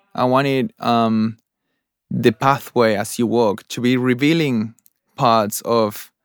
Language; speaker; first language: English; non-native, fluent; Spanish